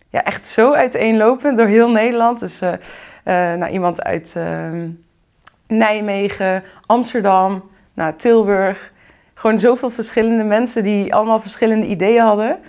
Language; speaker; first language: Dutch; early bilingual, other home language; Arabic